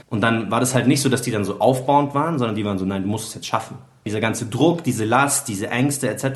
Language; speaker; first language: German; early bilingual, other home language; Arabic